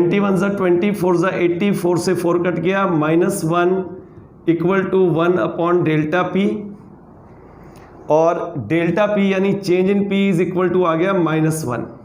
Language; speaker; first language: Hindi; native; Hindi